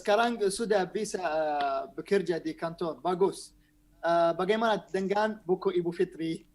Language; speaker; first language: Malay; non-native, learner; Arabic